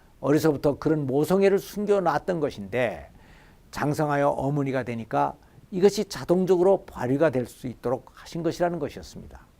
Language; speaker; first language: Korean; native; Korean